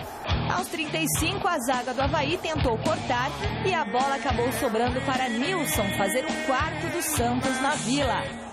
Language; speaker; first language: Portuguese; native; Portuguese